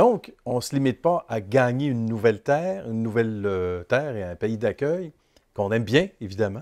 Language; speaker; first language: French; native; French